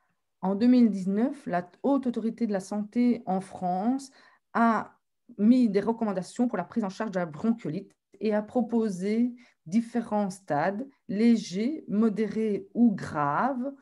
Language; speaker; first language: French; native; French